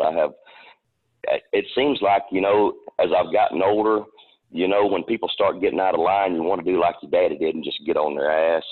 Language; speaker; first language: English; native; English